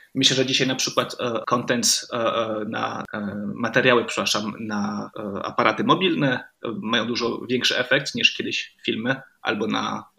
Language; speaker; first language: Polish; early bilingual, heritage; Polish